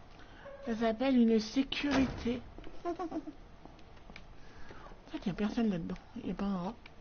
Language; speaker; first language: French; native; French